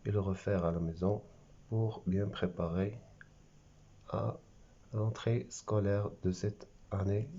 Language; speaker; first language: French; non-native, local second language; Arabic